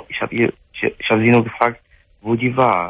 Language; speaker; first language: German; non-native, fluent; Arabic